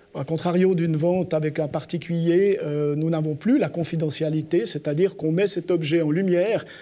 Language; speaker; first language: French; native; French